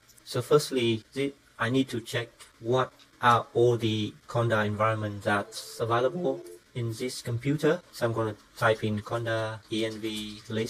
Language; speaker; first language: English; non-native, fluent; Vietnamese